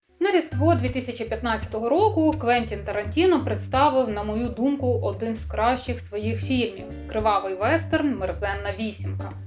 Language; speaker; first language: Ukrainian; native; Ukrainian